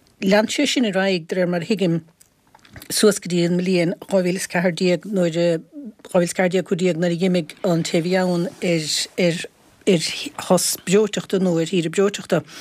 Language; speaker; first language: Irish; native; Irish